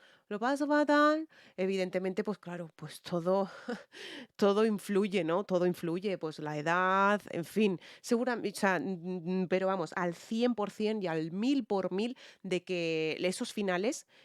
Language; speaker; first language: Spanish; native; Spanish